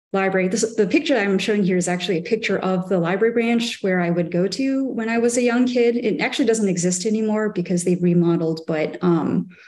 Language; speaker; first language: English; native; English